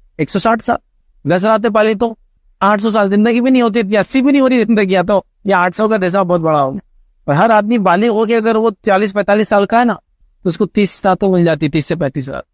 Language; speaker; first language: Urdu; native; Urdu